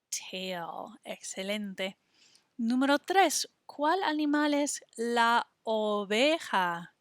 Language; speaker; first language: Spanish; non-native, fluent; English